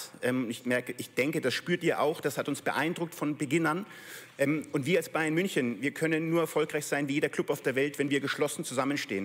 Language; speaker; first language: German; native; German